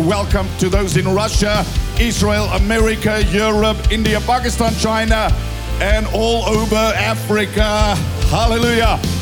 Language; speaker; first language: English; non-native, local second language; Afrikaans